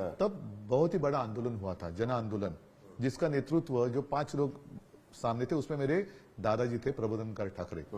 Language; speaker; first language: Hindi; non-native, local second language; Marathi